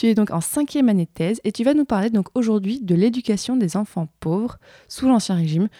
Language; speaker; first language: French; native; French